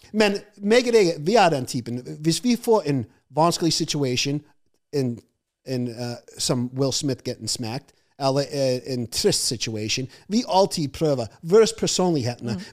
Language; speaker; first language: Norwegian; non-native, fluent; English